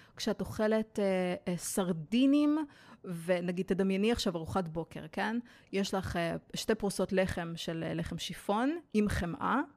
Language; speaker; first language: Hebrew; native; Hebrew